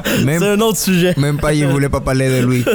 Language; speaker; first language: French; non-native, learner; Spanish